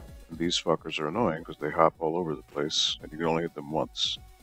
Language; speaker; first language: English; early bilingual, other home language; Spanish